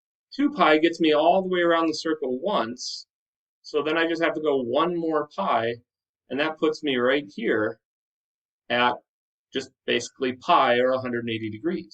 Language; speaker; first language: English; native; English